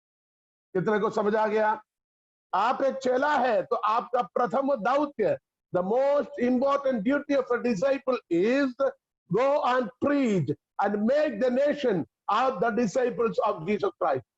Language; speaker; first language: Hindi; non-native, local second language; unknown